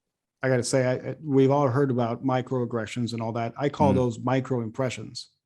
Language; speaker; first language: English; native; English